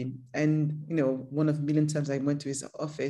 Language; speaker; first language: English; non-native, fluent; French